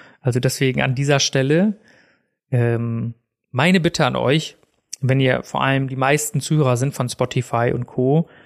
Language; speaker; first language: German; native; German